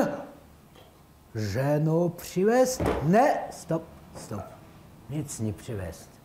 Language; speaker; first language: Czech; non-native, learner; Russian